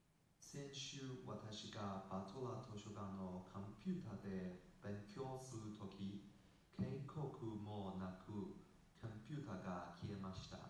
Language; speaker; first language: Japanese; non-native, learner; Chinese